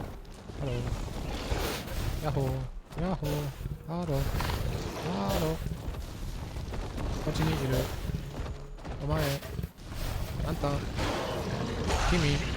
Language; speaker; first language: Japanese; non-native, learner; German